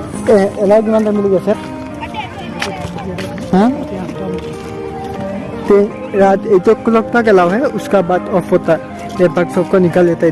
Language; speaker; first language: Hindi; non-native, local second language; Assamese